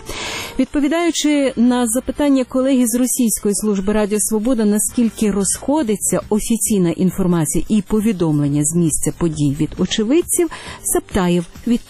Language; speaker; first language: Ukrainian; native; Ukrainian